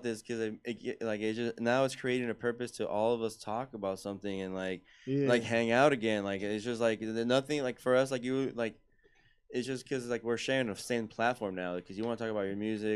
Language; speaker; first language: English; early bilingual, other home language; Spanish